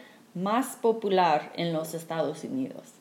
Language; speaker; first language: Spanish; non-native, learner; English